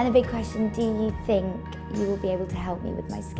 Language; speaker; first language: English; native; English